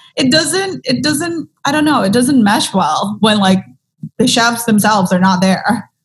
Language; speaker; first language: English; early bilingual, other home language; Thai